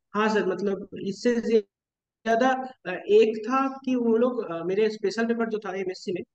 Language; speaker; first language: Hindi; non-native, local second language; Bangla